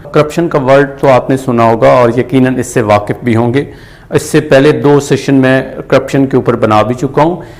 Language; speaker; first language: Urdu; non-native, local second language; Punjabi